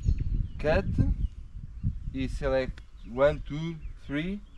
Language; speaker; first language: English; non-native, learner; Portuguese